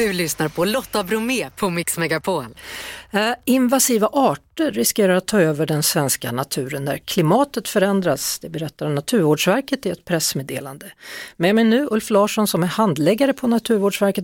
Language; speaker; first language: Swedish; native; Swedish